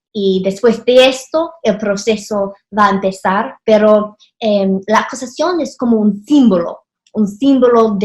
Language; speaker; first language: Spanish; non-native, fluent; English